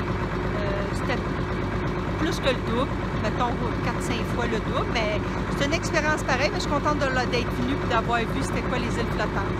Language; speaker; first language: French; native; French